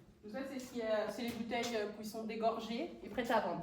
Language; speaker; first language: French; native; French